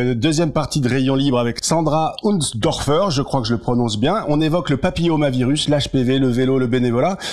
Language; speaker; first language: French; native; French